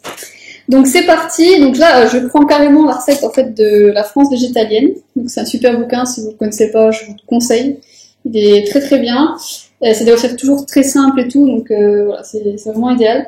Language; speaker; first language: French; native; French